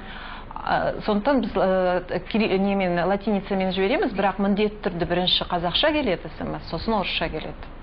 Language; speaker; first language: Kazakh; non-native, local second language; Russian